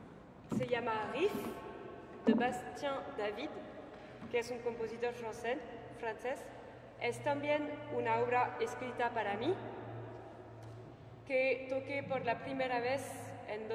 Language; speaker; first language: Spanish; non-native, fluent; French